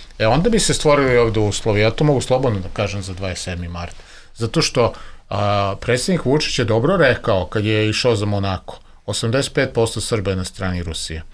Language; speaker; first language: Serbian; native; Serbian